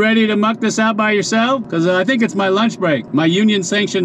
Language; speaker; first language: English; native; English